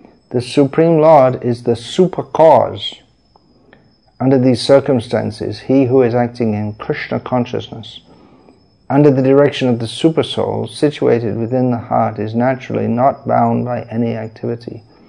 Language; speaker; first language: English; native; English